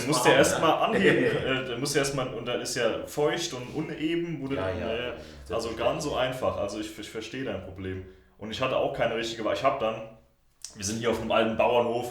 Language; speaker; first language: German; native; German